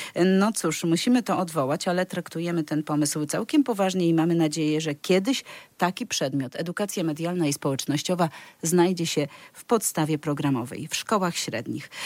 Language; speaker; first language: Polish; native; Polish